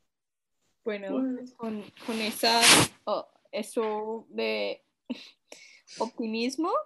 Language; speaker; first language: Spanish; non-native, fluent; English